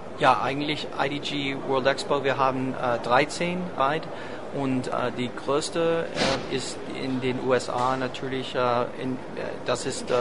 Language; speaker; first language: German; non-native, fluent; English